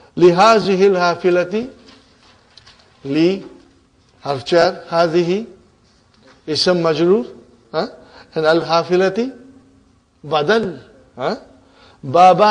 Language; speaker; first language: Arabic; non-native, fluent; Urdu